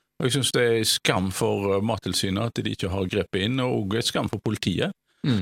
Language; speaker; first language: Norwegian; native; Norwegian